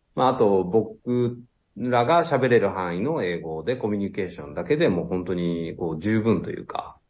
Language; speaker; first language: Japanese; native; Japanese